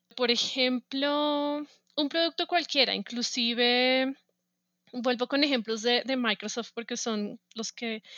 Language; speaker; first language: Spanish; native; Spanish